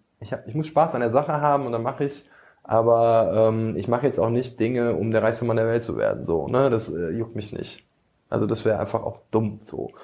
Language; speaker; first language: German; early bilingual, other home language; Bosnian